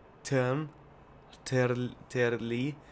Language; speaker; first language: Turkish; non-native, learner; Russian